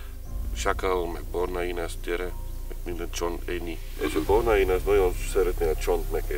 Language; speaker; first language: Hungarian; non-native, learner; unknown